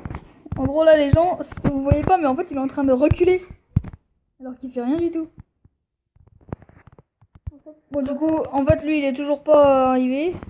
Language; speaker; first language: French; native; French